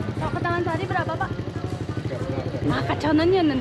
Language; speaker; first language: Korean; native; Korean